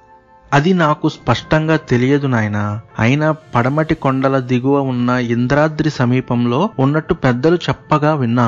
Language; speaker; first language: Telugu; native; Telugu